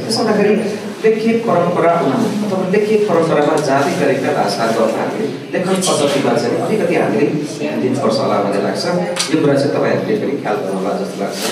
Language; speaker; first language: Nepali; non-native, local second language; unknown